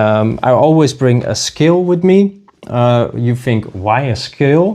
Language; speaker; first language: English; non-native, fluent; Dutch